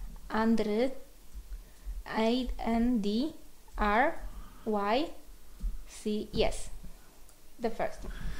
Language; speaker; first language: English; non-native, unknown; Polish